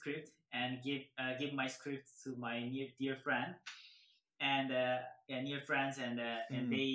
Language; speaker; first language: English; non-native, learner; Korean